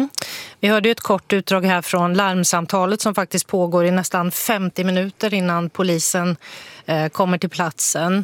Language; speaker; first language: Swedish; native; Swedish